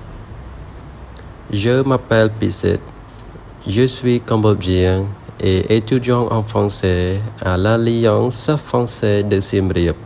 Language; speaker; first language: French; non-native, learner; Khmer